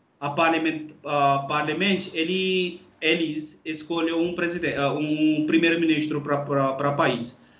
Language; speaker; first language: Portuguese; non-native, learner; Urdu